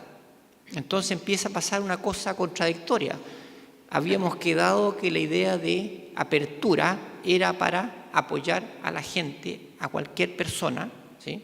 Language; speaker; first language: Spanish; native; Spanish